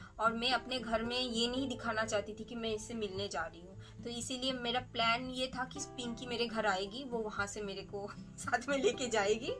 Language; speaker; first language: Hindi; native; Hindi